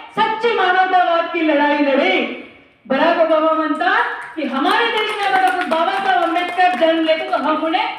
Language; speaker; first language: Hindi; non-native, local second language; Marathi